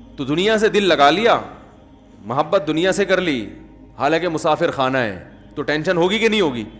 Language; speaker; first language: Urdu; native; Urdu